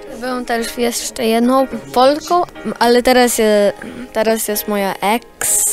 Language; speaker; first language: Polish; early bilingual, heritage; Polish